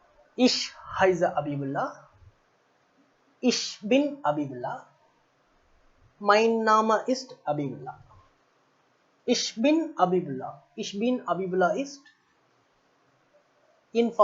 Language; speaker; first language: German; non-native, learner; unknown